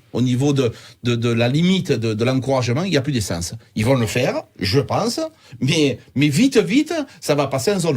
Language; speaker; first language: French; native; French